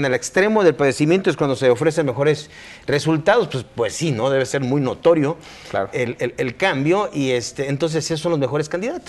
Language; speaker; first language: Spanish; native; Spanish